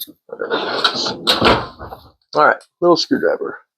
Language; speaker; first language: English; native; English